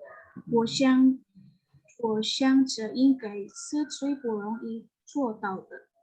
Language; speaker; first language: Chinese; non-native, learner; Indonesian